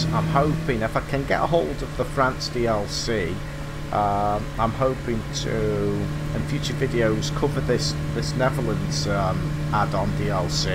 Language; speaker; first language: English; native; English